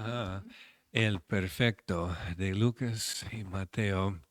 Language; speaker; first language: Spanish; non-native, fluent; English